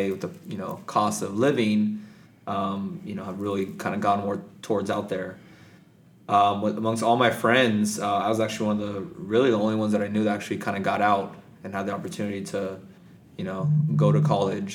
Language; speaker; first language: English; native; English